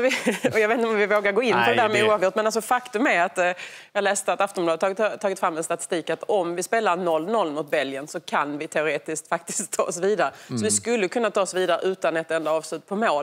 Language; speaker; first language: Swedish; native; Swedish